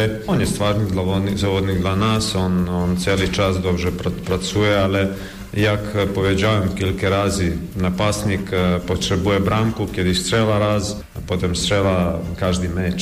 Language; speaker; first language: Polish; non-native, fluent; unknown